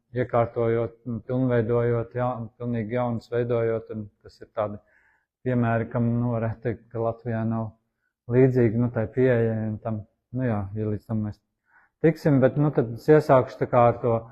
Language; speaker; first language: Latvian; native; Latvian